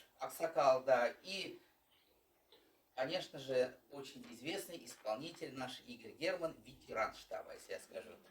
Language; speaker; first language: Russian; native; Russian